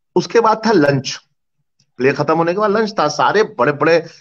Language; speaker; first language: Hindi; native; Hindi